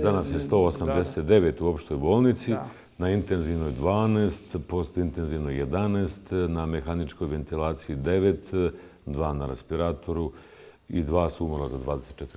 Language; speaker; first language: Serbian; native; Serbian